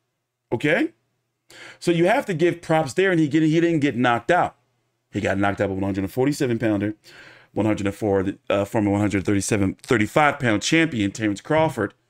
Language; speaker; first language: English; native; English